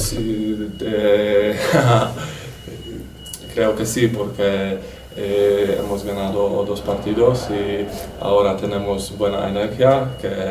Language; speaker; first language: Spanish; non-native, learner; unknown